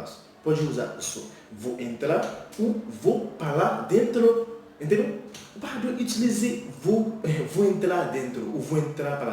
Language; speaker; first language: Portuguese; non-native, learner; Haitian Creole